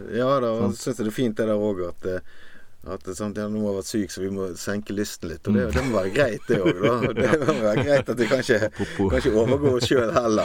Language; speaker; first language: Norwegian; native; Norwegian